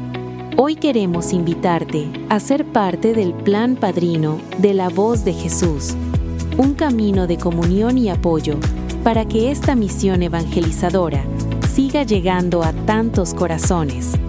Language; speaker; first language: Spanish; native; Spanish